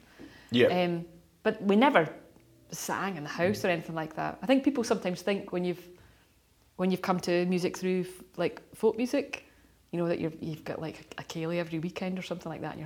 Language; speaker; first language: English; native; English